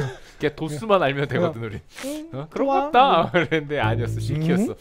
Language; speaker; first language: Korean; native; Korean